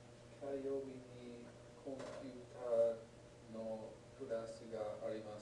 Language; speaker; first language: Japanese; non-native, learner; English